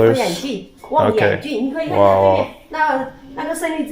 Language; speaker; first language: Chinese; native; Chinese